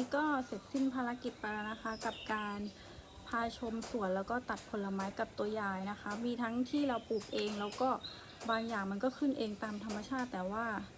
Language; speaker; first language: Thai; native; Thai